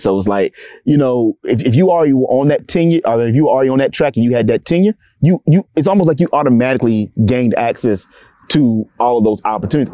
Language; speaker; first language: English; native; English